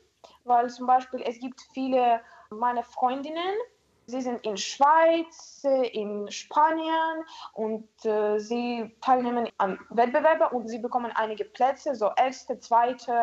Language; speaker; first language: German; non-native, learner; Ukrainian